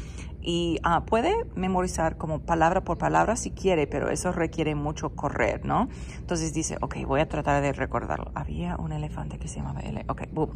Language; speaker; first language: Spanish; non-native, fluent; English